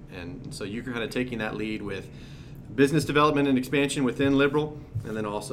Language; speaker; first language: English; native; English